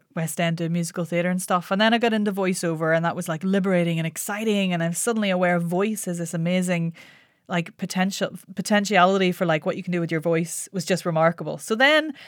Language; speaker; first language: English; native; English